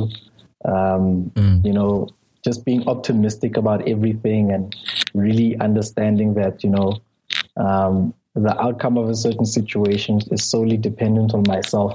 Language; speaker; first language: English; non-native, local second language; Zulu